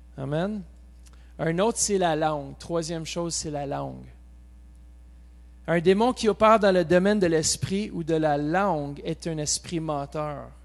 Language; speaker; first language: French; native; French